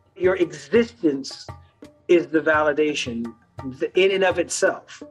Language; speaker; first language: English; early bilingual, other home language; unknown